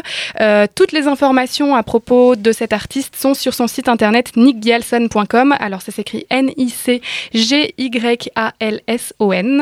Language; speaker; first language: French; native; French